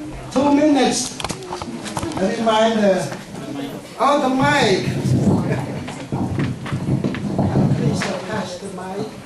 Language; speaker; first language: English; non-native, fluent; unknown